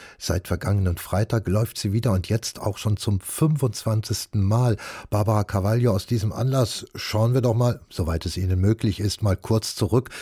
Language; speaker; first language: German; native; German